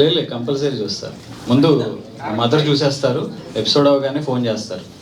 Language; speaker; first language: Telugu; native; Telugu